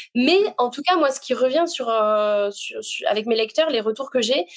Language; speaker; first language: French; native; French